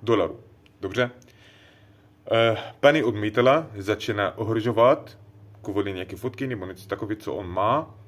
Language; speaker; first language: Czech; non-native, learner; Arabic